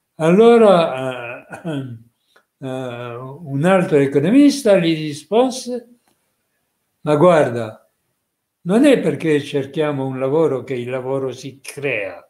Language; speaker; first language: Italian; non-native, fluent; French